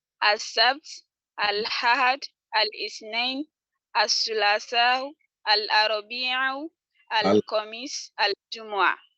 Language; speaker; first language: Arabic; non-native, learner; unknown